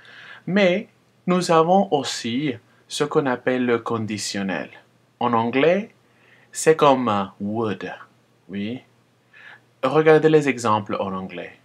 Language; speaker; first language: French; non-native, fluent; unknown